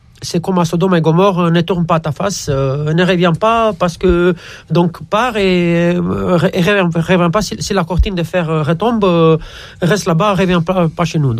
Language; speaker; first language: French; non-native, fluent; Romanian